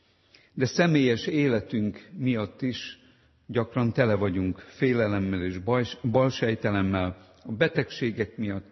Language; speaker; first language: Hungarian; native; Hungarian